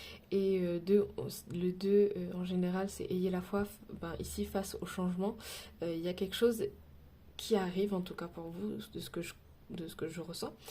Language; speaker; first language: French; native; French